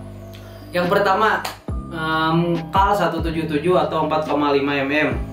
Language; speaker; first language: Indonesian; native; Indonesian